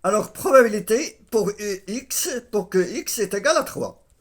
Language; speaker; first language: French; non-native, local second language; Arabic